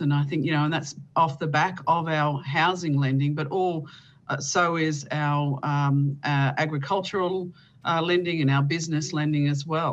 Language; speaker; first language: English; native; English